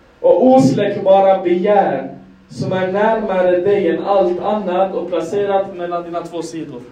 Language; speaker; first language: Swedish; non-native, fluent; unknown